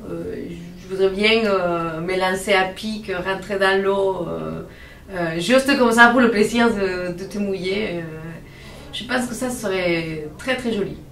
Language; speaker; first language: French; non-native, fluent; Spanish